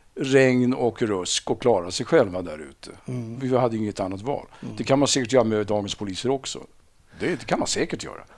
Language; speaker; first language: Swedish; native; Swedish